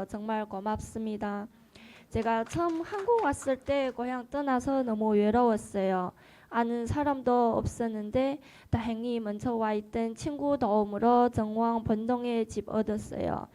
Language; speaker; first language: Korean; non-native, learner; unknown